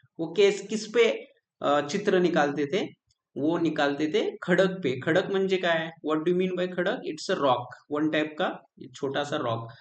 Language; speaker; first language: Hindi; non-native, local second language; Marathi